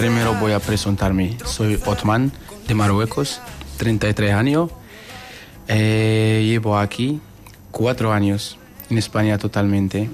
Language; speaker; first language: Spanish; non-native, learner; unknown